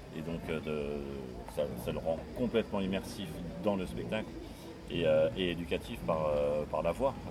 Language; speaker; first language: French; native; French